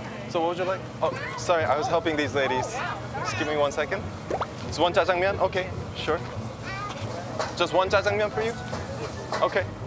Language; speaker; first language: English; early bilingual, other home language; Korean